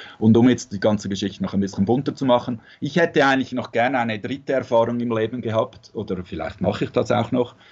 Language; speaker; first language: German; native; German